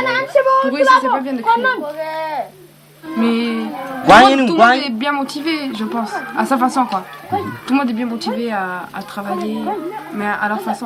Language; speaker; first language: French; native; French